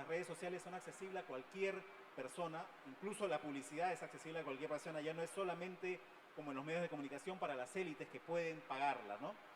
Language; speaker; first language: Spanish; native; Spanish